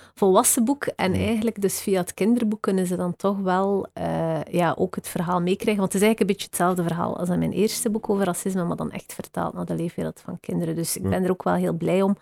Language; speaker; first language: Dutch; native; Dutch